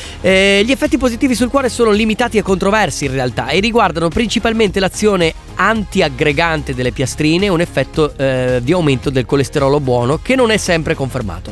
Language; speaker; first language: Italian; native; Italian